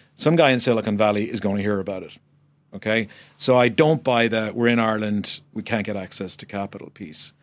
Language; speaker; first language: English; native; English